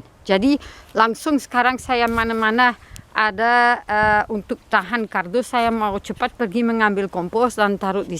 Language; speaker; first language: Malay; non-native, fluent; Dutch